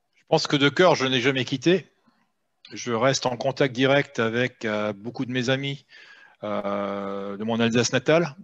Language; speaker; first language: French; native; French